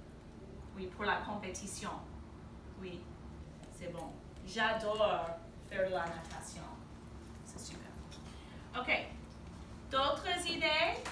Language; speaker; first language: French; non-native, fluent; English